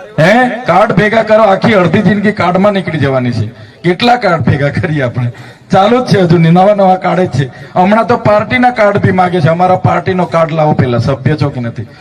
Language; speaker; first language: Gujarati; non-native, local second language; Vasavi